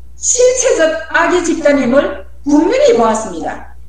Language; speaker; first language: Korean; native; Korean